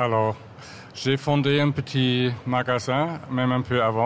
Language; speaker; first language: French; non-native, fluent; German